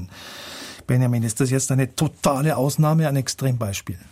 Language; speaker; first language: German; native; German